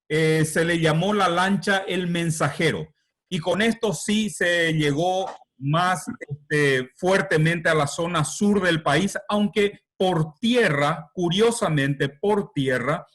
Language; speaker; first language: Spanish; native; Spanish